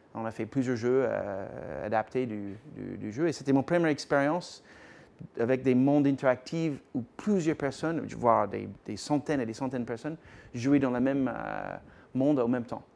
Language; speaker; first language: French; non-native, fluent; English